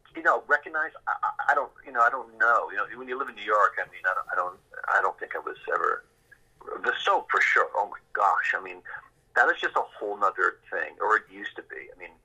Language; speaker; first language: English; native; English